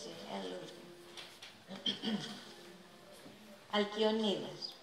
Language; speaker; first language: Italian; non-native, learner; Greek